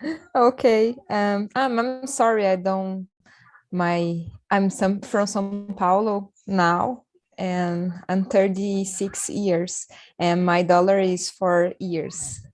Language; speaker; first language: English; non-native, learner; Portuguese